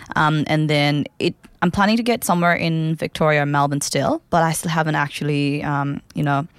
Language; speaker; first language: English; non-native, local second language; Nepali